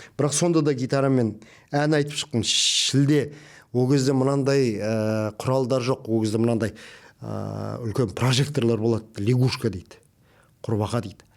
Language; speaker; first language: Kazakh; native; Kazakh